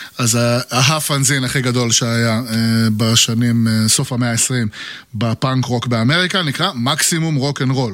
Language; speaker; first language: Hebrew; native; Hebrew